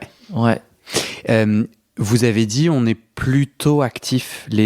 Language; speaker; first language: French; native; French